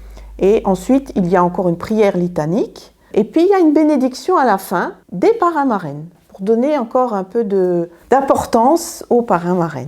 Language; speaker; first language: French; native; French